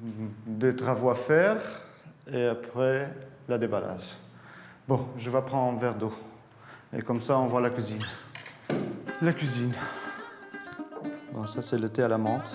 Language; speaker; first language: French; non-native, fluent; Portuguese